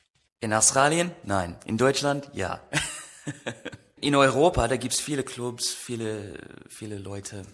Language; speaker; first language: German; non-native, learner; English